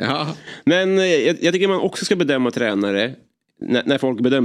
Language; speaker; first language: Swedish; native; Swedish